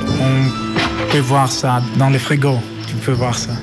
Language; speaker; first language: French; non-native, learner; Greek